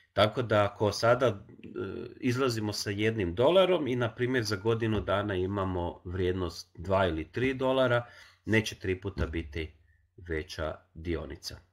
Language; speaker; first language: Croatian; non-native, local second language; Hungarian